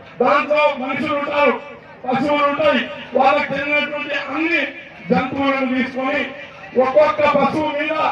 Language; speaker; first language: Telugu; non-native, local second language; Lambadi